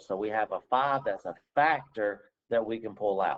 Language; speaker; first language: English; native; English